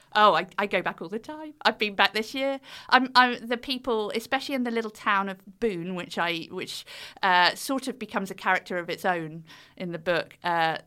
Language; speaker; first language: English; native; English